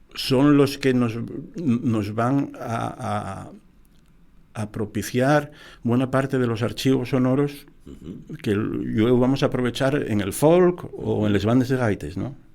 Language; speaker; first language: Spanish; native; Spanish